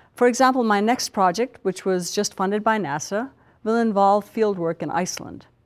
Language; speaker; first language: English; non-native, local second language; Punjabi